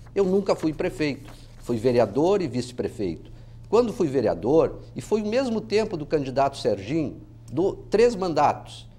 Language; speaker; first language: Portuguese; native; Portuguese